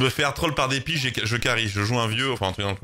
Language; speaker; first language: French; native; French